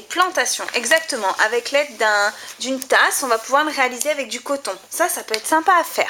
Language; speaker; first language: French; native; French